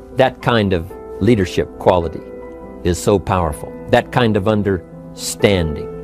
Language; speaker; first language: English; native; English